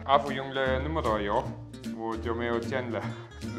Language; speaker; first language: Chinese; non-native, learner; German